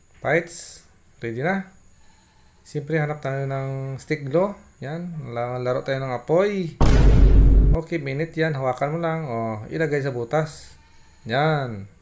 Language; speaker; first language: Filipino; non-native, local second language; Hiligaynon